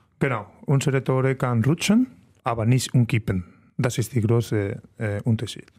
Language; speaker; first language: German; non-native, learner; Spanish